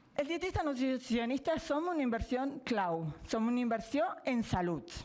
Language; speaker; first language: Catalan; non-native, fluent; Spanish